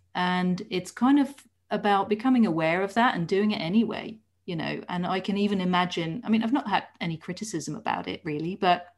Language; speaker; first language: English; non-native, fluent; Dutch